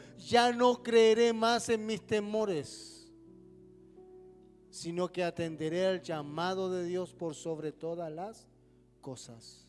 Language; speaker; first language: Spanish; native; Spanish